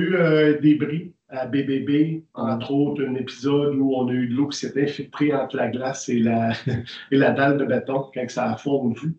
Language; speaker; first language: French; native; French